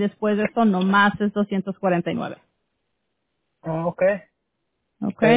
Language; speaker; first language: Spanish; early bilingual, heritage; Spanish